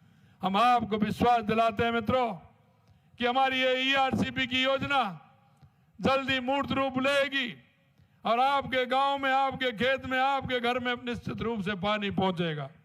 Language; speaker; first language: Hindi; native; Hindi